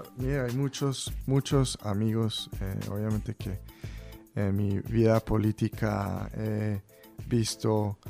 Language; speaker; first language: Spanish; early bilingual, heritage; Spanish